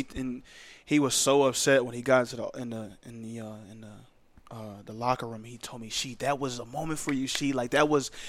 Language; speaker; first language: English; native; English